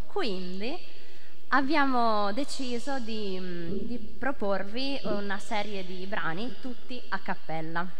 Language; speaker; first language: Italian; native; Italian